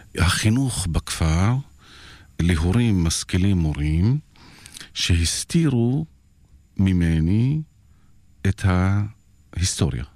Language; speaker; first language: Hebrew; non-native, local second language; Arabic